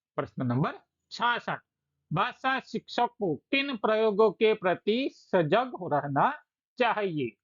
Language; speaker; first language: Hindi; non-native, local second language; Gujarati